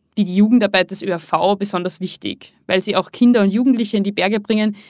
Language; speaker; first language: German; native; German